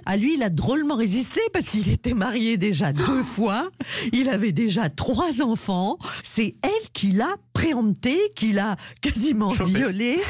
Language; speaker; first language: French; native; French